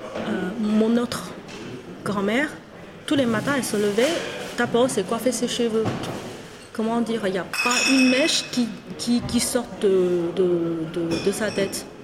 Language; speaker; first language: French; non-native, fluent; Chinese